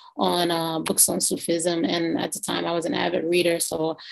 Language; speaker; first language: English; native; English